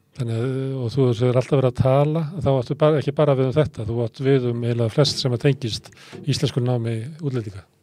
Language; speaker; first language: Icelandic; native; Icelandic